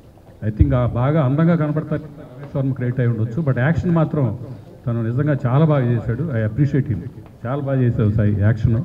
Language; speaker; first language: Telugu; native; Telugu